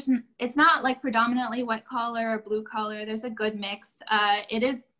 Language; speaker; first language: English; native; English